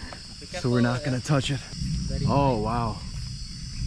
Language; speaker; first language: English; native; English